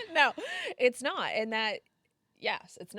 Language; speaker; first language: English; native; English